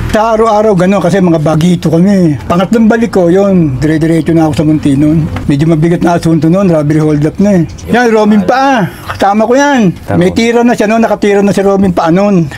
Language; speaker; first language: Filipino; native; Filipino